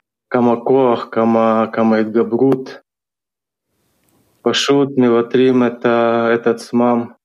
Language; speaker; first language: Hebrew; non-native, fluent; Russian